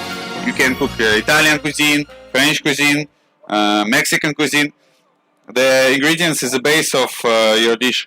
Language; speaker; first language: English; non-native, learner; Russian